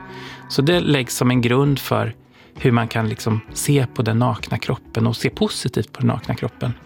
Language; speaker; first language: Swedish; native; Swedish